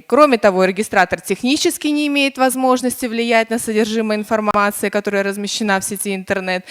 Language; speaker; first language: Russian; native; Russian